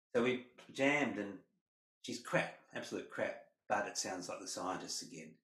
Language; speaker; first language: English; native; English